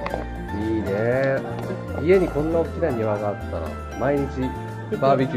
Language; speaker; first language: Japanese; native; Japanese